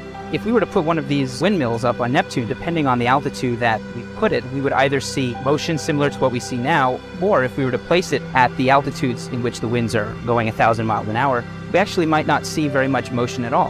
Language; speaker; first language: English; native; English